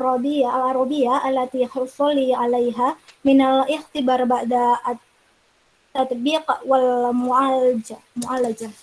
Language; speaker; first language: Arabic; non-native, learner; Indonesian